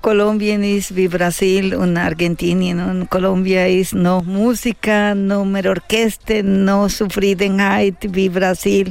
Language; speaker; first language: German; non-native, learner; Spanish